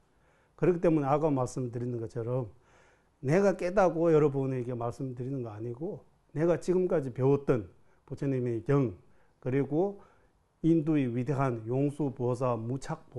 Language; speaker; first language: Korean; non-native, fluent; Tibetan